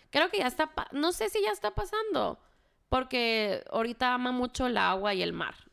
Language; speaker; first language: Spanish; early bilingual, heritage; Spanish